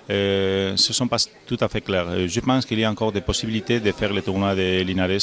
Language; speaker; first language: French; non-native, fluent; Spanish